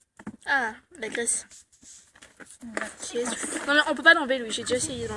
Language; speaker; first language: French; native; French